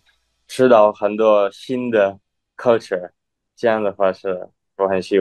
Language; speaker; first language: Chinese; non-native, fluent; Indonesian